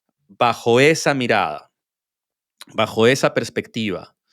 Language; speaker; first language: Spanish; native; Spanish